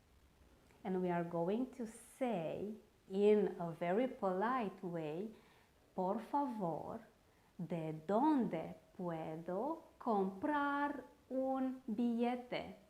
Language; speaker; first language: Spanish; non-native, fluent; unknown